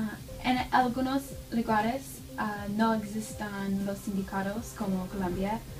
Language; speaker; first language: Spanish; non-native, learner; English